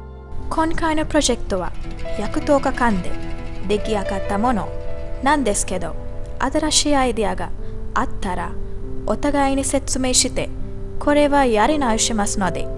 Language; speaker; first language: Japanese; non-native, learner; Sinhala